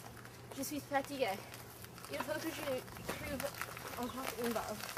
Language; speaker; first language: French; non-native, learner; English